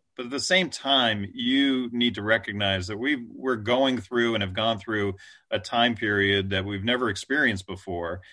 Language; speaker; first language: English; native; English